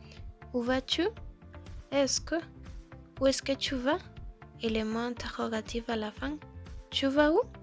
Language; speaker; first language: French; non-native, learner; Spanish